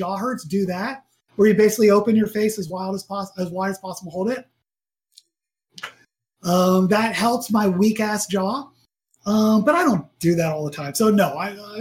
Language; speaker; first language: English; native; English